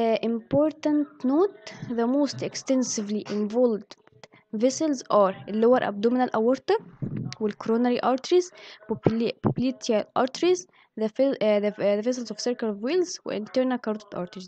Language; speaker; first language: English; non-native, fluent; Arabic